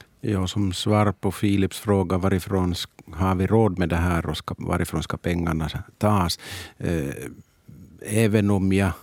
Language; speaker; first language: Swedish; native; Swedish